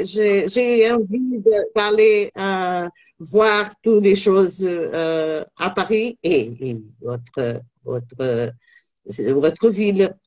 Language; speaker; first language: French; non-native, learner; Portuguese